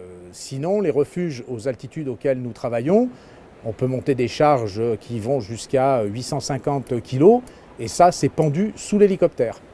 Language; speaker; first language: French; native; French